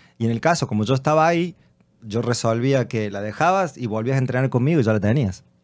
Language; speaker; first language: Spanish; native; Spanish